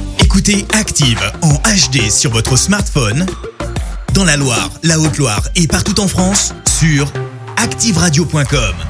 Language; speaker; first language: French; native; French